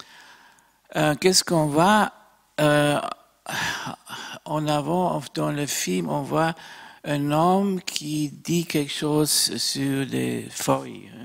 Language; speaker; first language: French; non-native, fluent; German